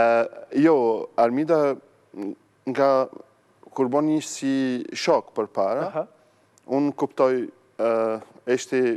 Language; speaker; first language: Albanian; non-native, learner; Arabic